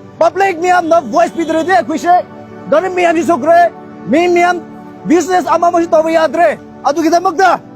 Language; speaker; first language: Manipuri; non-native, local second language; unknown